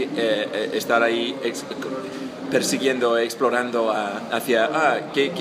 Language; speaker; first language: Spanish; non-native, fluent; English